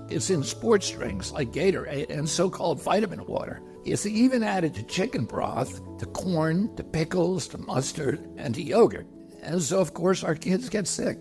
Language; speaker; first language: English; native; English